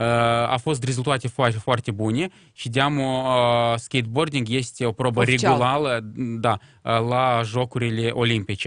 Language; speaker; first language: Romanian; non-native, local second language; Russian